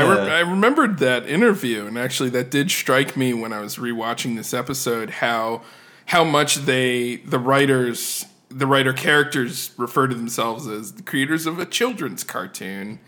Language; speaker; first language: English; native; English